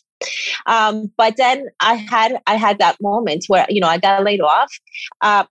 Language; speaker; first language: English; non-native, fluent; Spanish